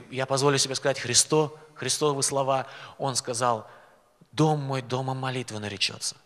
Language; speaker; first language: Russian; native; Russian